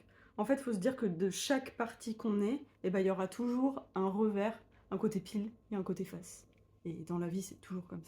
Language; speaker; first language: French; native; French